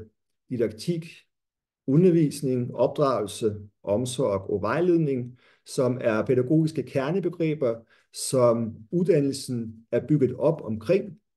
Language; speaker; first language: Danish; non-native, fluent; German